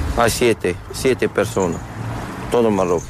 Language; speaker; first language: Spanish; non-native, learner; Arabic